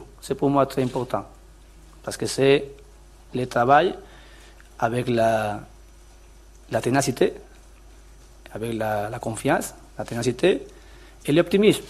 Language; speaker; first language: French; non-native, learner; Spanish